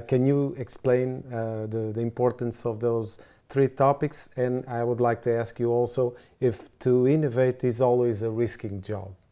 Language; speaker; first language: English; non-native, fluent; Portuguese